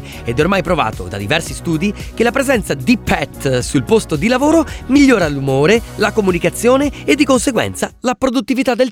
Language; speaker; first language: Italian; native; Italian